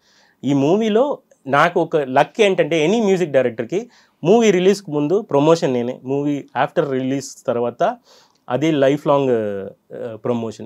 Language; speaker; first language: Telugu; non-native, fluent; Tamil